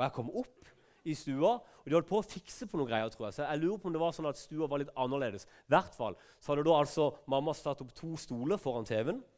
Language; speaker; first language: Norwegian; native; Norwegian